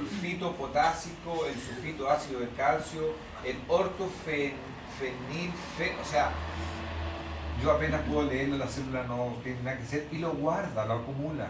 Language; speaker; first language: Spanish; native; Spanish